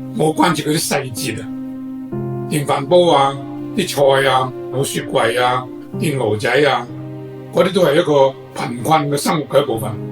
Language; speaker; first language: Cantonese; native; Cantonese